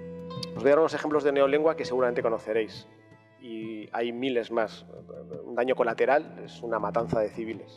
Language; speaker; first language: Spanish; native; Spanish